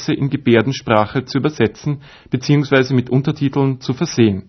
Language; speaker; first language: German; native; German